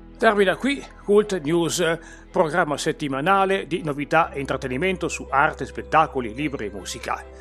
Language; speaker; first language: Italian; native; Italian